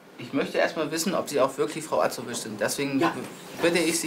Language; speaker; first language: German; native; German